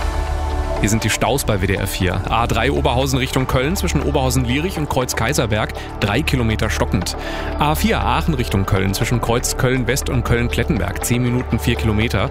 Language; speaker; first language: German; native; German